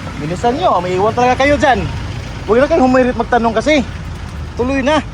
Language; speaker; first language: Filipino; native; Filipino